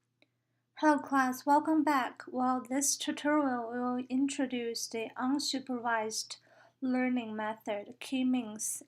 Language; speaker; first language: English; non-native, fluent; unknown